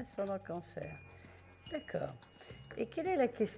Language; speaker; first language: French; native; French